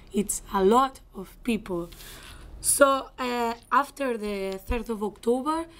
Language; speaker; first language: English; non-native, fluent; Spanish